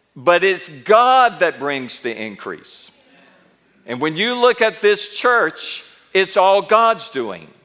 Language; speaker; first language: English; native; English